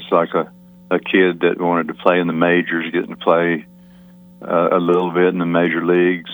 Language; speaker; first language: English; native; English